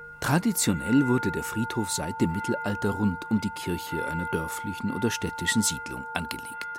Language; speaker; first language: German; native; German